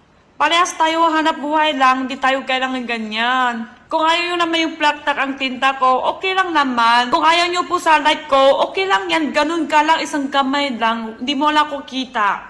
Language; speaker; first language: Filipino; non-native, learner; Chinese